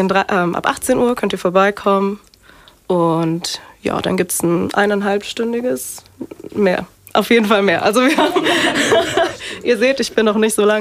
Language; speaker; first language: German; native; German